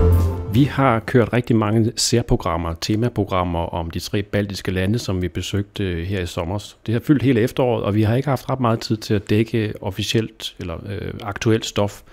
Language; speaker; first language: Danish; native; Danish